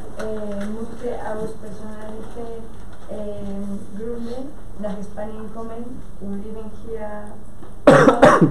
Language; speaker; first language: German; non-native, learner; Spanish